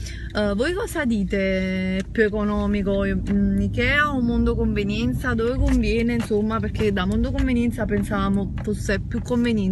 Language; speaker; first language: Italian; native; Italian